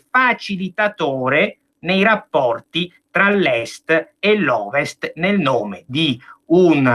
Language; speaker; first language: Italian; native; Italian